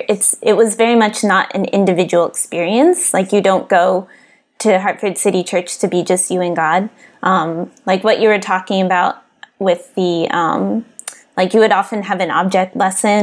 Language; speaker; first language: English; native; English